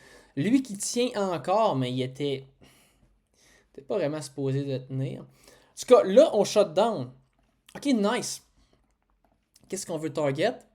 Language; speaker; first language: French; native; French